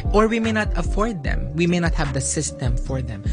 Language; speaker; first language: English; non-native, local second language; Filipino